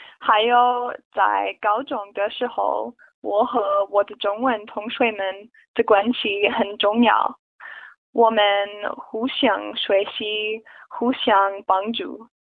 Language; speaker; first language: Chinese; non-native, learner; English